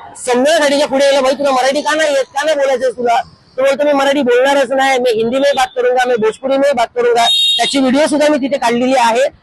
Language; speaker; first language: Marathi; non-native, local second language; Hindi